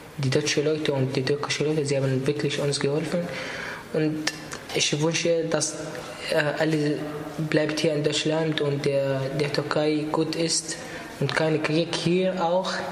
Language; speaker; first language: German; non-native, learner; Arabic